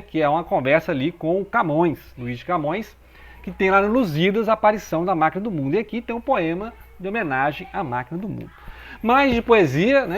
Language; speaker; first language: Portuguese; native; Portuguese